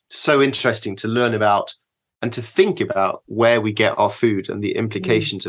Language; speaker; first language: English; native; English